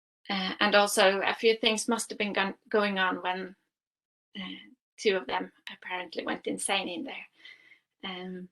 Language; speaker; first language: English; non-native, fluent; Norwegian